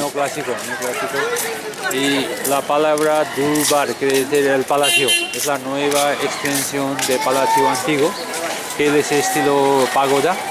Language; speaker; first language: Spanish; non-native, fluent; Nepali